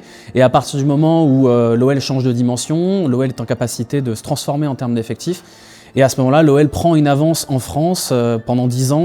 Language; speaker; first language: French; native; French